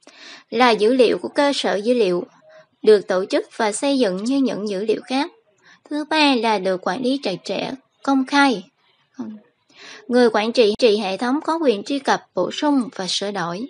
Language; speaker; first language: Vietnamese; native; Vietnamese